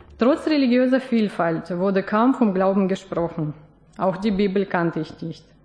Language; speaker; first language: German; non-native, fluent; Russian